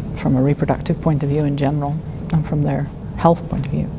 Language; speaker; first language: English; native; English